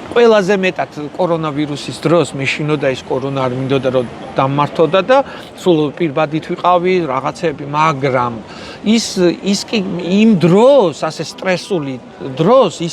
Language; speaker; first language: Georgian; native; Georgian